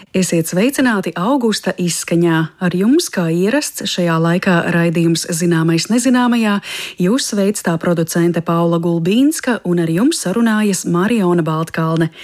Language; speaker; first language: Latvian; native; Latvian